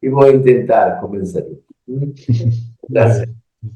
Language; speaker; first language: Spanish; non-native, learner; Portuguese